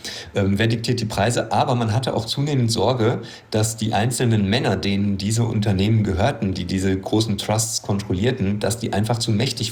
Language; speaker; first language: German; native; German